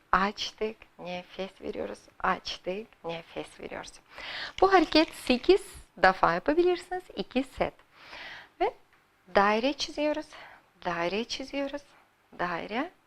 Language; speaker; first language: Turkish; non-native, learner; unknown